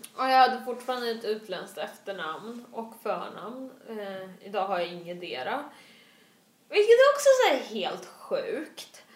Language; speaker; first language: Swedish; early bilingual, other home language; Russian